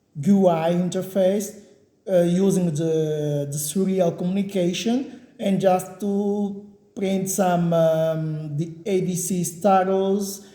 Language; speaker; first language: English; non-native, learner; Portuguese